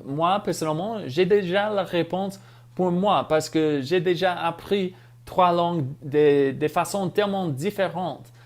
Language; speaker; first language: French; non-native, fluent; English